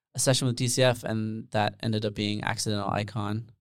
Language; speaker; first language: English; early bilingual, other home language; Dutch